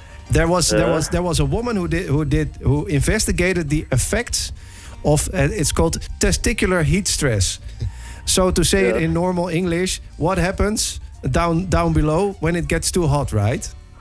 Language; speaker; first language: English; non-native, fluent; Dutch